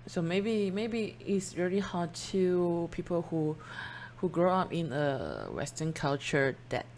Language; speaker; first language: English; non-native, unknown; Chinese